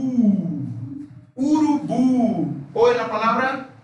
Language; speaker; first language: Spanish; non-native, fluent; Portuguese